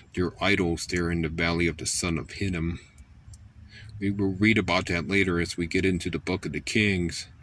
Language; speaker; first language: English; native; English